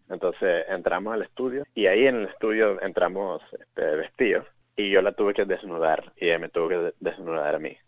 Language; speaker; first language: Spanish; early bilingual, heritage; Spanish